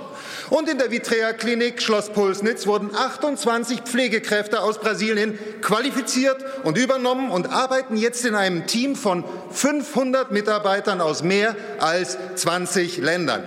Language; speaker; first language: German; native; German